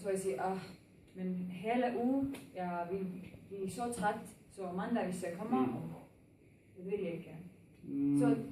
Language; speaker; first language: Danish; non-native, learner; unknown